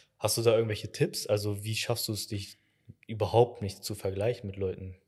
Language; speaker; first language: German; early bilingual, other home language; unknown